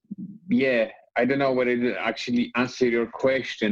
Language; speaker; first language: English; non-native, fluent; Polish